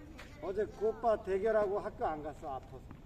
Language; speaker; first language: Korean; native; Korean